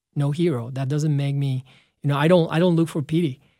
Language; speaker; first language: English; non-native, fluent; Spanish